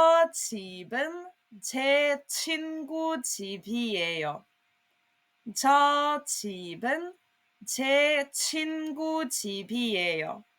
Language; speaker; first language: Korean; non-native, fluent; Serbian